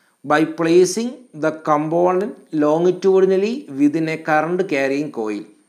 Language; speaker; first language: English; non-native, local second language; Malayalam